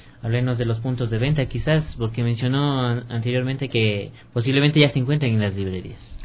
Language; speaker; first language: Spanish; native; Spanish